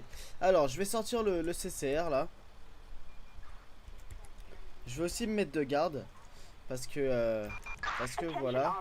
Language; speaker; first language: French; native; French